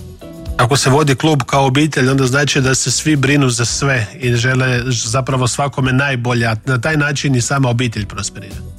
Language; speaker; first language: Croatian; native; Croatian